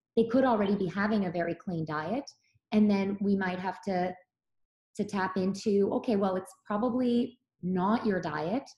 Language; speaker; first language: English; early bilingual, other home language; Serbian